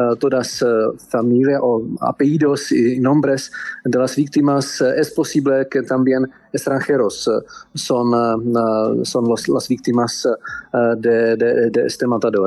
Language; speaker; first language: Spanish; non-native, learner; Czech